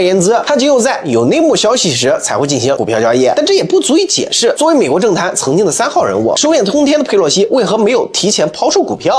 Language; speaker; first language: Chinese; native; Chinese